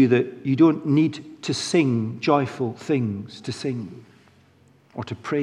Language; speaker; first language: English; native; English